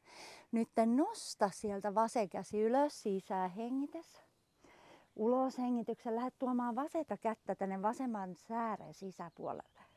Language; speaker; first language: Finnish; native; Finnish